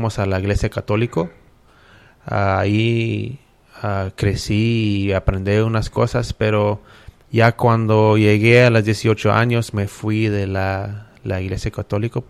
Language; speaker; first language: Spanish; non-native, fluent; English